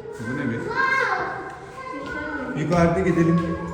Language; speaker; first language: Turkish; non-native, learner; Urdu